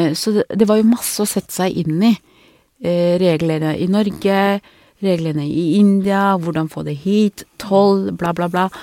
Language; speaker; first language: Norwegian; early bilingual, other home language; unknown